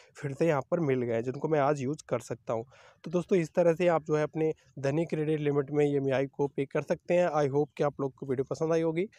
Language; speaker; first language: Hindi; native; Hindi